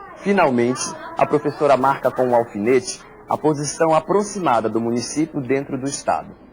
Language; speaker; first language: Portuguese; native; Portuguese